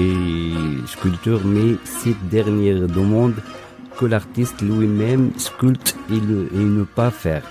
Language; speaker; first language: French; non-native, local second language; Arabic